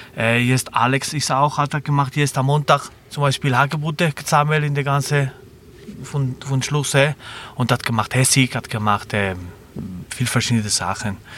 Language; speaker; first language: German; non-native, learner; Spanish